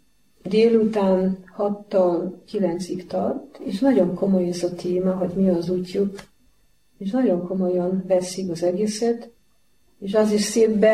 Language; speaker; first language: Hungarian; non-native, fluent; Polish